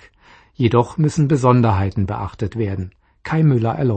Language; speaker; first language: German; native; German